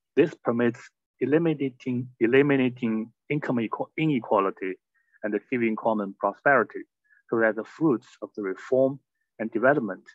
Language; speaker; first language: English; non-native, fluent; Chinese